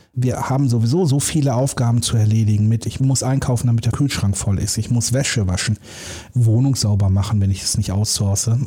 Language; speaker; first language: German; native; German